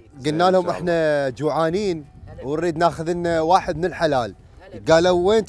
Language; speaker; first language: Arabic; native; Arabic